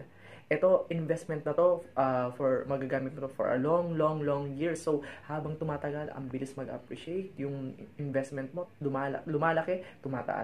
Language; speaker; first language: Filipino; native; Filipino